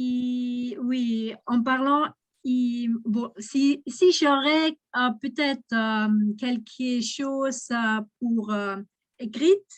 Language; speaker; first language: French; non-native, learner; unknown